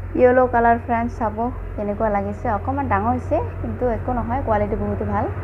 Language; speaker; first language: Assamese; non-native, local second language; Bangla